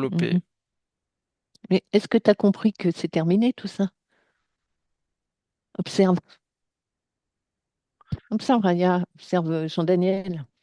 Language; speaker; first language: French; native; French